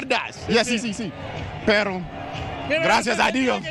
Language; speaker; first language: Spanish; non-native, learner; English